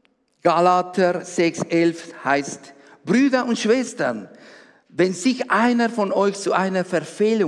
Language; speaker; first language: German; non-native, fluent; Spanish